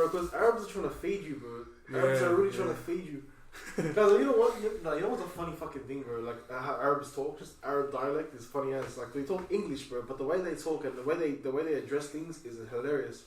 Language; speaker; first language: English; native; English